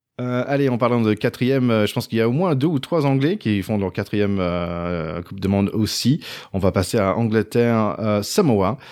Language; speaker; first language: French; non-native, fluent; English